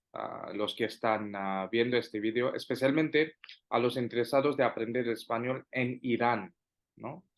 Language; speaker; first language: Spanish; non-native, fluent; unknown